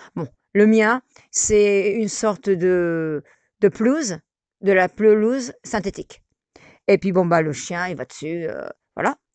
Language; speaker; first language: French; native; French